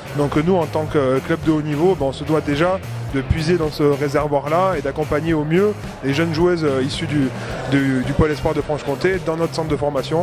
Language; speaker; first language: French; native; French